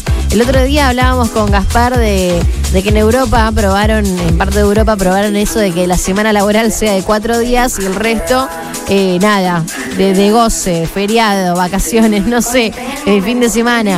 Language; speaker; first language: Spanish; native; Spanish